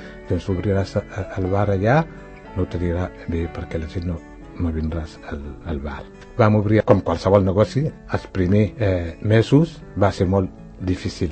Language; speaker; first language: Catalan; non-native, fluent; Wolof